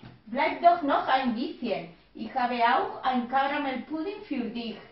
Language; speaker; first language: German; non-native, learner; Spanish